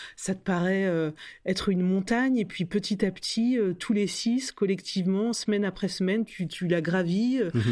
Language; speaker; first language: French; native; French